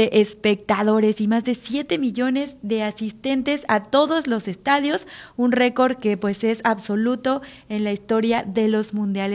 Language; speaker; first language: Spanish; native; Spanish